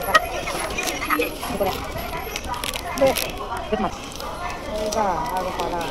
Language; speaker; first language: Japanese; non-native, local second language; Filipino